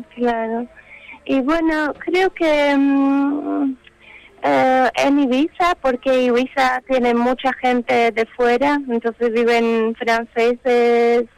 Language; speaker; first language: Spanish; non-native, fluent; Slovak